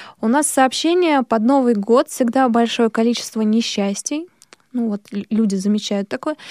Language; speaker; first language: Russian; native; Russian